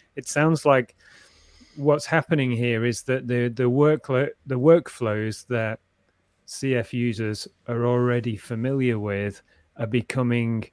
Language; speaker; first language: English; native; English